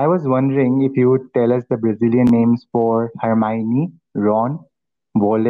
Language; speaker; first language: English; non-native, local second language; Assamese